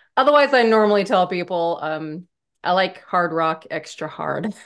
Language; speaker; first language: English; native; English